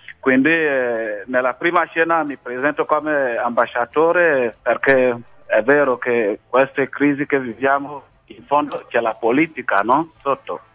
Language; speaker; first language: Italian; non-native, fluent; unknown